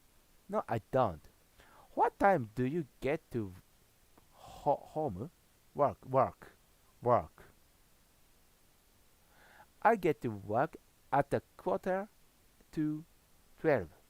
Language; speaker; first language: English; non-native, learner; Japanese